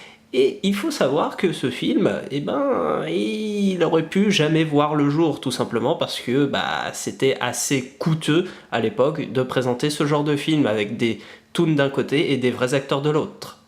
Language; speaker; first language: French; native; French